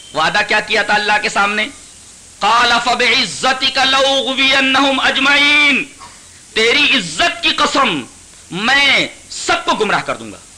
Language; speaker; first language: Urdu; native; Urdu